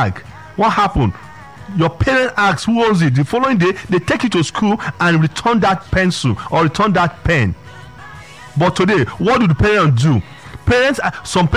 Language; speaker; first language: English; non-native, local second language; Yoruba